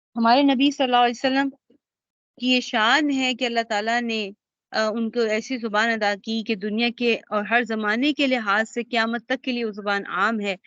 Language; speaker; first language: Urdu; native; Urdu